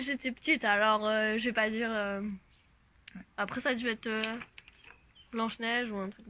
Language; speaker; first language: French; native; French